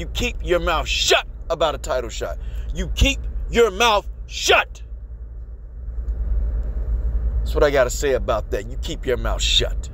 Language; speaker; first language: English; native; English